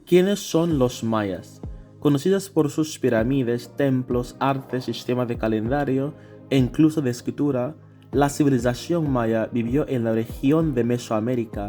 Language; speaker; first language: Spanish; non-native, fluent; English